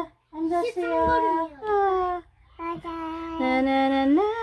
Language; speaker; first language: Korean; non-native, learner; Filipino